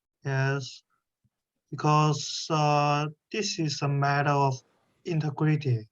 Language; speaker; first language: English; non-native, learner; Chinese